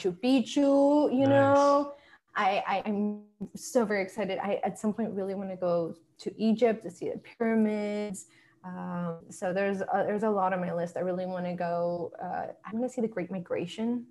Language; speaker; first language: English; early bilingual, other home language; Spanish